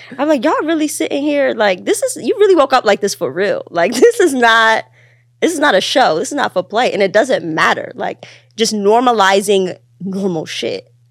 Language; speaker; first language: English; early bilingual, other home language; Amharic